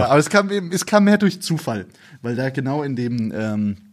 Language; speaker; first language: German; native; German